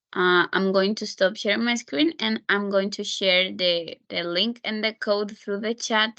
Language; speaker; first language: English; non-native, fluent; Spanish